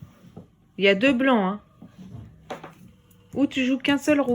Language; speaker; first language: French; native; French